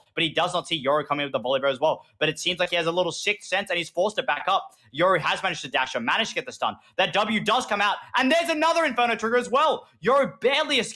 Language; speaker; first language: English; native; English